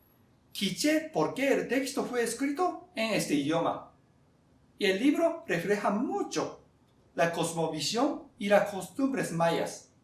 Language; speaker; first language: Spanish; non-native, fluent; Japanese